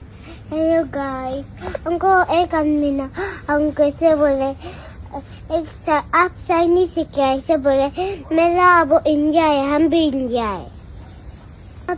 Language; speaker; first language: Hindi; non-native, local second language; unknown